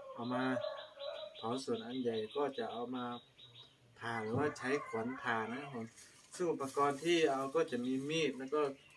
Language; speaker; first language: Thai; native; Thai